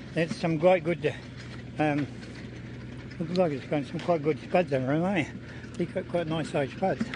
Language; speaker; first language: English; native; English